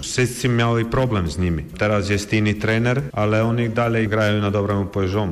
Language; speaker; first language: Polish; non-native, fluent; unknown